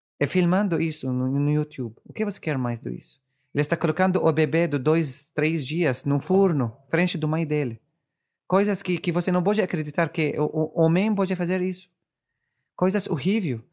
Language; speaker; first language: Portuguese; non-native, learner; Arabic